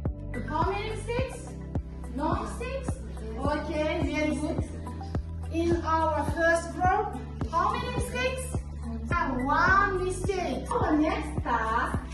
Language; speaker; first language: English; non-native, learner; Kazakh